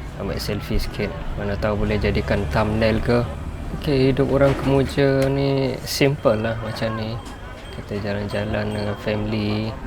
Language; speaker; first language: Malay; non-native, fluent; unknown